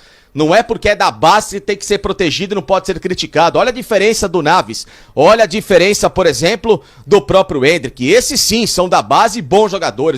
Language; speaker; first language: Portuguese; native; Portuguese